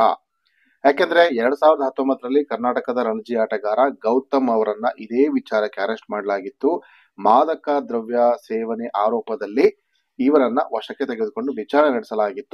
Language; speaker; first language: Kannada; native; Kannada